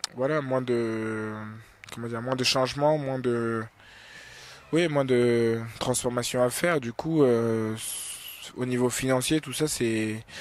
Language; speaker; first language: French; early bilingual, other home language; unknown